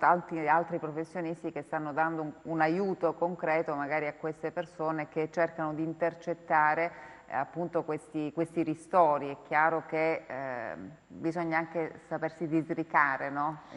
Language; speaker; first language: Italian; native; Italian